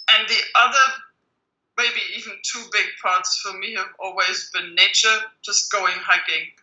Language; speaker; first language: English; non-native, fluent; German